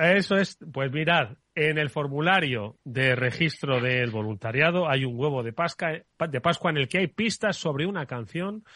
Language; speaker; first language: Spanish; native; Spanish